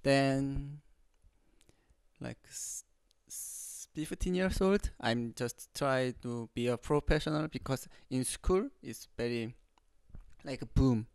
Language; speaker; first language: English; non-native, learner; Korean